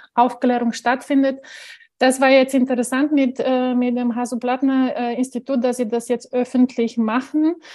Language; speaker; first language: German; non-native, fluent; Bulgarian